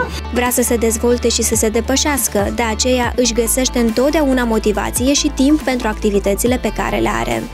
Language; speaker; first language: Romanian; native; Romanian